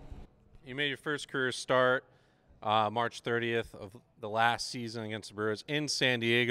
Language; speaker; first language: English; native; English